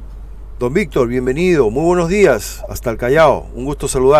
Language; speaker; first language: Spanish; native; Spanish